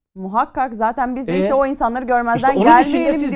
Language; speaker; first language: Turkish; native; Turkish